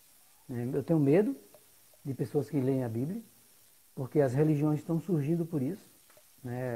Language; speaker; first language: Portuguese; native; Portuguese